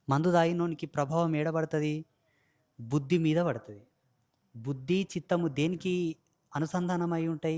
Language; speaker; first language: Telugu; native; Telugu